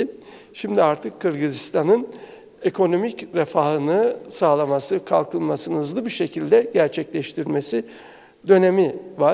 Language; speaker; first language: Turkish; native; Turkish